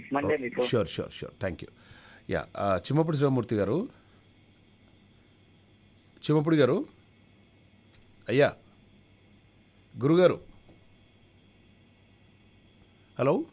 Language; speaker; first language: Telugu; native; Telugu